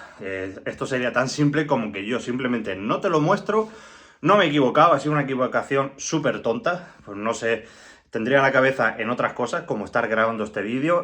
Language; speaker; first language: Spanish; native; Spanish